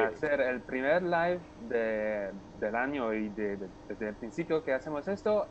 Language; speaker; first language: Spanish; non-native, fluent; French